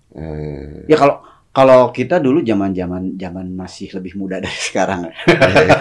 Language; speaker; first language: Indonesian; non-native, local second language; Sundanese